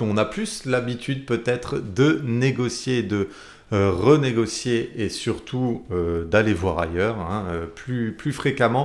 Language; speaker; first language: French; native; French